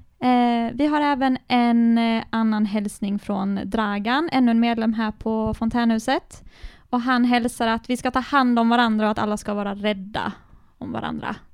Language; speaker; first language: Swedish; native; Swedish